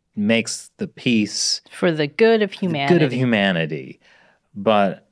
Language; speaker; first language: English; native; English